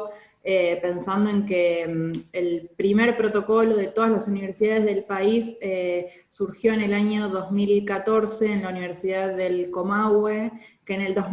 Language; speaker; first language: Spanish; native; Spanish